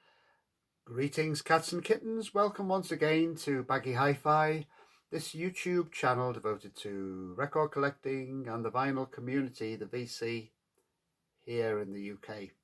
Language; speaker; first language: English; native; English